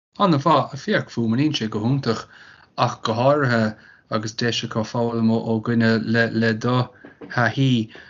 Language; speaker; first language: Irish; native; Irish